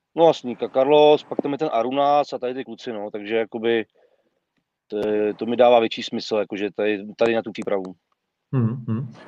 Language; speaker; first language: Czech; native; Czech